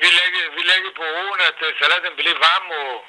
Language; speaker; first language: Danish; non-native, learner; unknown